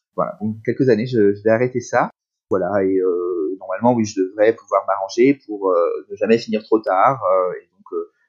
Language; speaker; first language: French; native; French